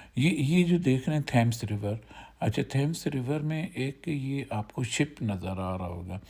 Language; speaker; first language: Urdu; non-native, local second language; Sindhi